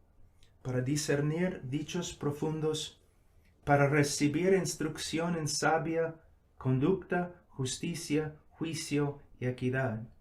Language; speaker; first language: Spanish; non-native, fluent; English